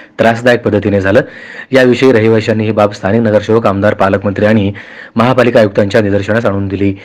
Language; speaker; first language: Marathi; native; Marathi